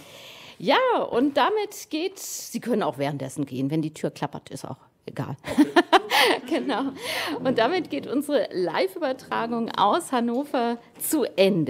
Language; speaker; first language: German; native; German